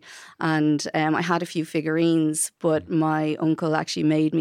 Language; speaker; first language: English; native; English